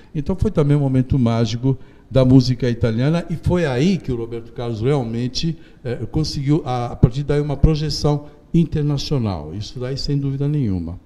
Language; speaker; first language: Portuguese; early bilingual, other home language; Italian